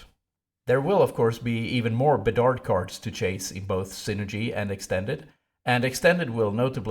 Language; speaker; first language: English; non-native, fluent; Swedish